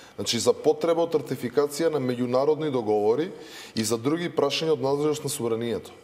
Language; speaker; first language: Macedonian; native; Macedonian